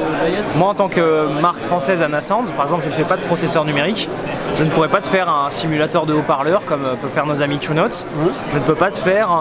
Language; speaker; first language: French; native; French